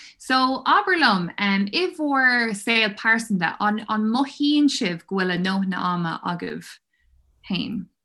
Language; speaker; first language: Irish; non-native, local second language; English